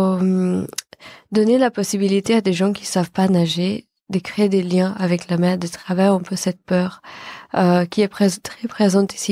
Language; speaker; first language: French; non-native, fluent; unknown